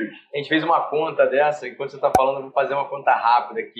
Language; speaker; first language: Portuguese; native; Portuguese